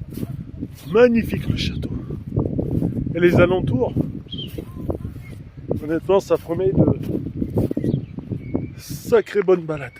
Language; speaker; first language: French; native; French